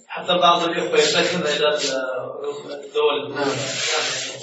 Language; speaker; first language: Arabic; non-native, learner; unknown